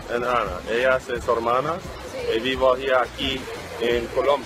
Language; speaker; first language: Spanish; non-native, learner; English